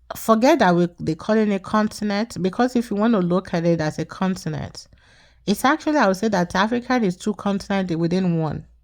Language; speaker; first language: English; non-native, local second language; Yoruba